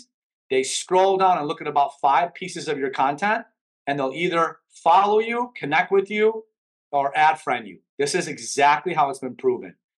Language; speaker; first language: English; early bilingual, other home language; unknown